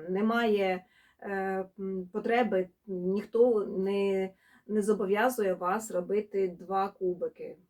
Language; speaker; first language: Ukrainian; non-native, local second language; Russian